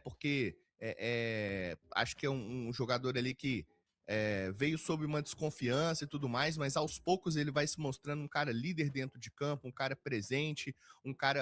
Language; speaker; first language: Portuguese; native; Portuguese